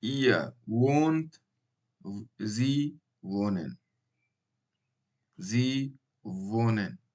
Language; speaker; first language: German; non-native, learner; Baluchi